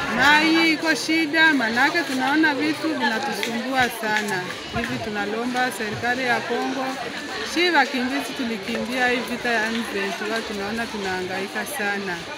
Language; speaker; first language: Swahili; native; Swahili